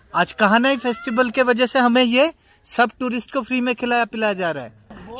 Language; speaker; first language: Hindi; non-native, local second language; Bangla